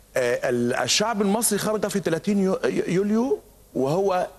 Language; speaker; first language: Arabic; native; Arabic